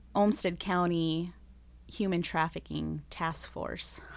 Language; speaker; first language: English; early bilingual, other home language; Spanish